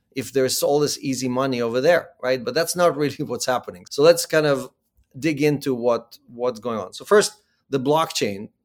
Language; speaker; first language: English; early bilingual, other home language; Ukrainian